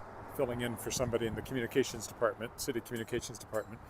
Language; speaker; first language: English; native; English